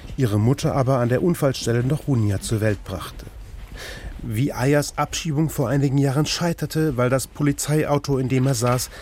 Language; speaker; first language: German; native; German